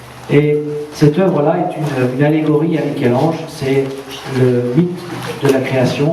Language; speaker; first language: French; native; French